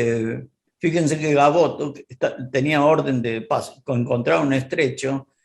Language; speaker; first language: Spanish; native; Spanish